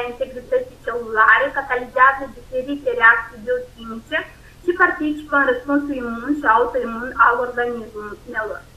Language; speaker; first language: Romanian; native; Romanian